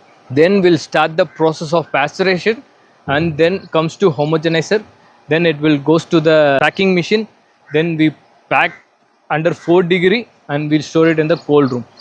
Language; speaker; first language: English; non-native, local second language; Tamil